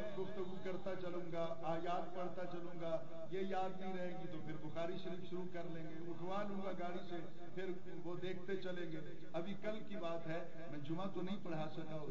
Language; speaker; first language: Urdu; native; Urdu